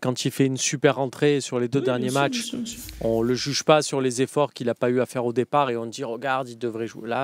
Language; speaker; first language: French; native; French